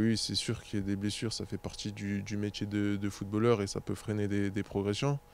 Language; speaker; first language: French; native; French